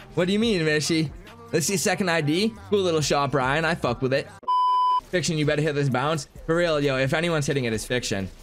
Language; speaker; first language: English; native; English